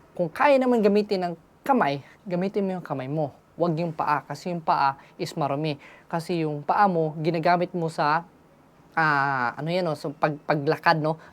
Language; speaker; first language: Filipino; non-native, local second language; Cebuano